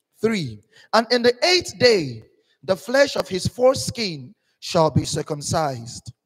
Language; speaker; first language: English; non-native, local second language; Igbo